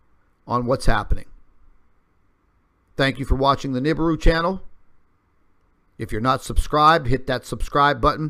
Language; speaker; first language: English; native; English